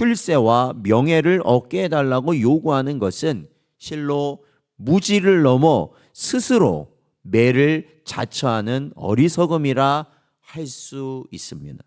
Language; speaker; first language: Korean; native; Korean